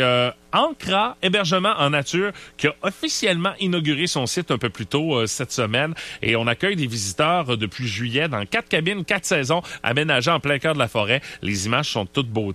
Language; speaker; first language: French; native; French